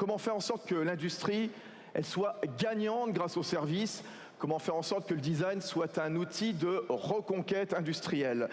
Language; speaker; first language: French; native; French